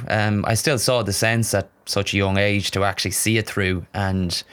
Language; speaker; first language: English; native; English